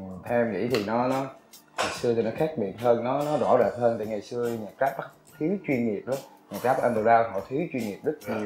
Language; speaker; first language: Vietnamese; native; Vietnamese